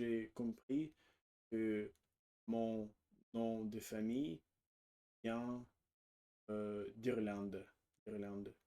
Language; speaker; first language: French; non-native, learner; Russian